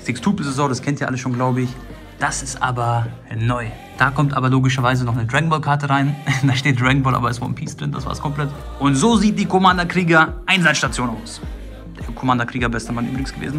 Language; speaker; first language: German; native; German